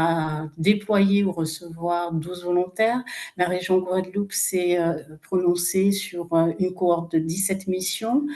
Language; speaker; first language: French; native; French